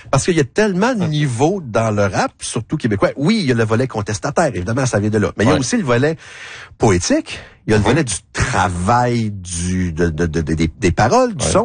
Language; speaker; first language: French; native; French